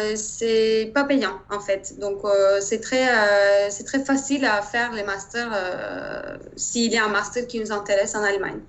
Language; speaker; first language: French; non-native, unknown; Turkish